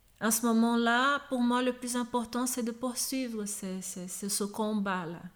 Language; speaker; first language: French; non-native, fluent; Portuguese